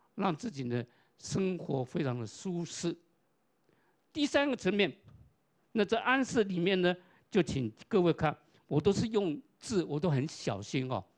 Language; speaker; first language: Chinese; non-native, local second language; Hakka Chinese